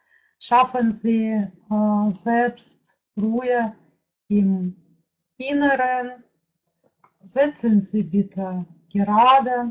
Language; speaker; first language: German; non-native, fluent; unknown